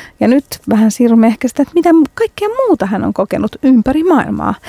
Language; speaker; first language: Finnish; native; Finnish